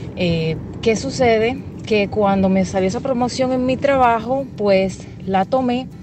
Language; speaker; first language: Spanish; native; Spanish